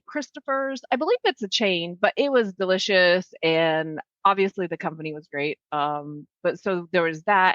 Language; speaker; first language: English; native; English